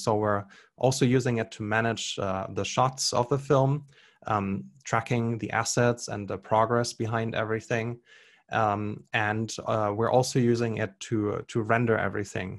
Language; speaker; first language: English; non-native, fluent; German